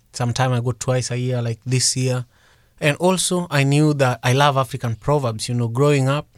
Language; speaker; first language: English; non-native, local second language; Luo (Kenya and Tanzania)